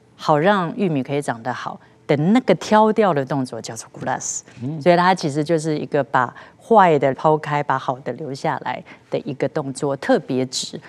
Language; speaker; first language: Chinese; native; Chinese